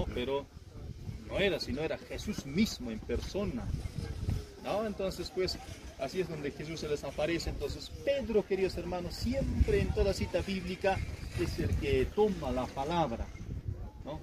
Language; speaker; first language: Spanish; native; Spanish